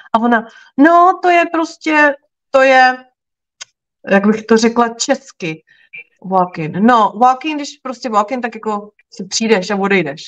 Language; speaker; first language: Czech; native; Czech